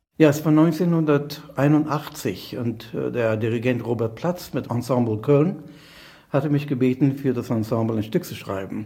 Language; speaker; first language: German; non-native, fluent; English